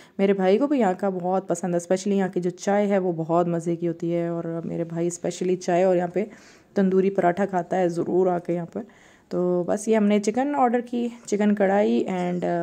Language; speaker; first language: Urdu; native; Urdu